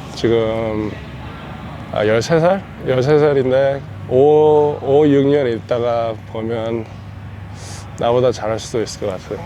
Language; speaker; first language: Korean; early bilingual, heritage; Korean